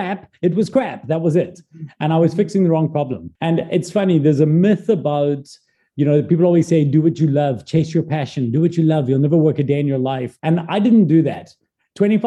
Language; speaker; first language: English; native; English